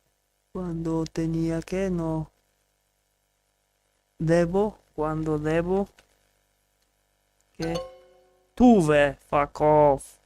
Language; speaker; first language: Spanish; non-native, learner; English